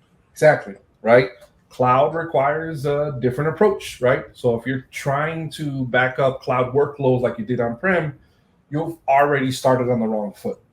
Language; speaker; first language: English; native; English